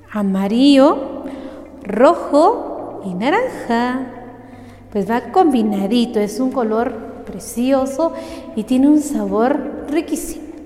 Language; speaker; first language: Spanish; non-native, local second language; Kaqchikel